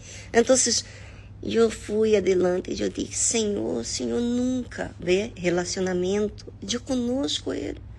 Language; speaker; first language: Portuguese; non-native, learner; Spanish